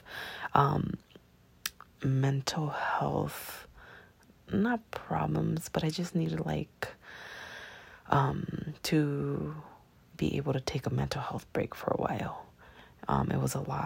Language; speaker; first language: English; native; English